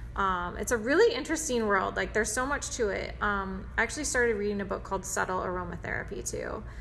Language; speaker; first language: English; native; English